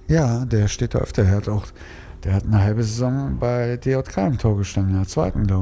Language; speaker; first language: German; native; German